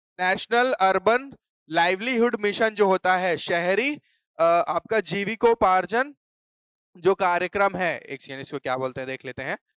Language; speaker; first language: Hindi; native; Hindi